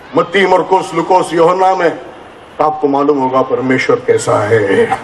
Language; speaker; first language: Hindi; non-native, local second language; Marathi